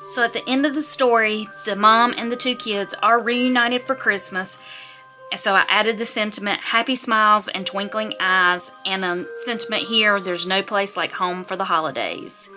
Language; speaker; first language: English; native; English